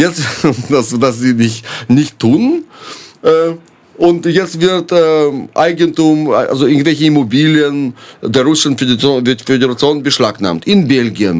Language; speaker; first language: German; non-native, fluent; Russian